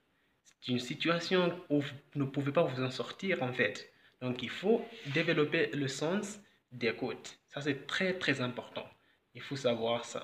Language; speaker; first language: French; non-native, fluent; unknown